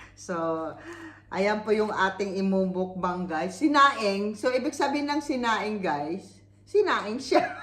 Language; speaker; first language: Filipino; non-native, local second language; Iloko